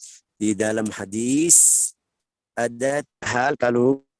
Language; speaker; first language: Indonesian; non-native, learner; Arabic